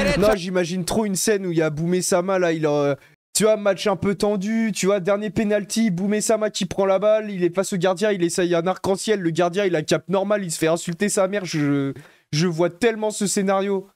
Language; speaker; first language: French; native; French